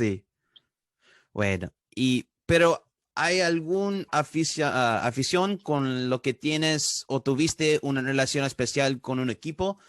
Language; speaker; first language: Spanish; early bilingual, heritage; Spanish